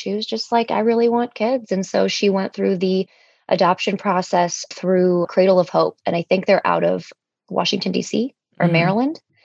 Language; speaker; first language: English; native; English